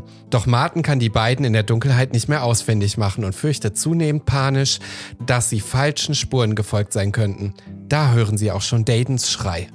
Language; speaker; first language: German; native; German